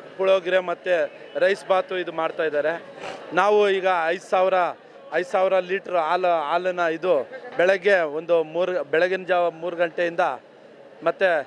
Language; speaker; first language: Kannada; native; Kannada